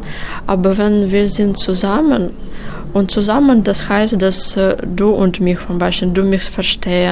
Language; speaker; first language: German; non-native, learner; Ukrainian